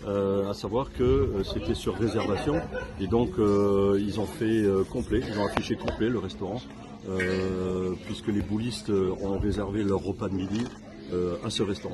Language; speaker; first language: French; native; French